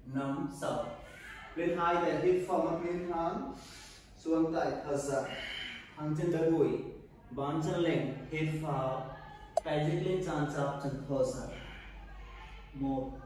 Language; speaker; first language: Vietnamese; non-native, learner; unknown